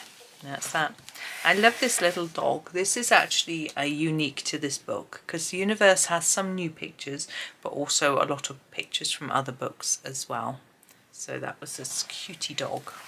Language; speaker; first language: English; native; English